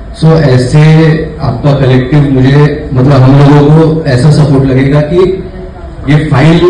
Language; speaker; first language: Hindi; non-native, local second language; Marathi